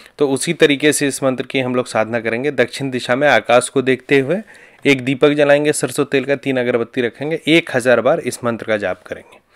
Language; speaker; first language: Hindi; native; Hindi